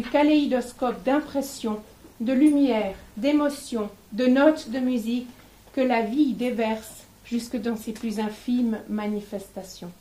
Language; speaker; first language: French; native; French